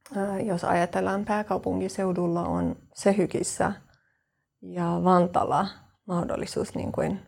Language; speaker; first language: Finnish; non-native, fluent; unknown